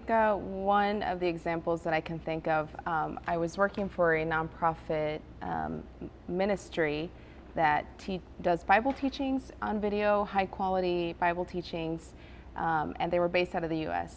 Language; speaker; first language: English; early bilingual, other home language; Spanish